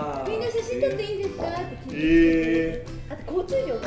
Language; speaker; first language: Japanese; native; Japanese